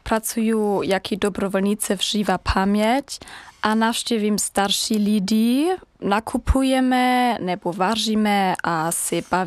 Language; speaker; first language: Czech; non-native, learner; German